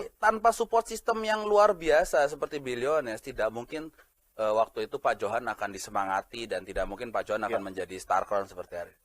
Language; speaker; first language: Indonesian; native; Indonesian